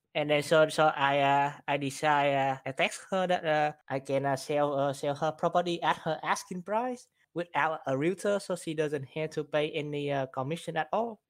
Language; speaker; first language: English; non-native, learner; Vietnamese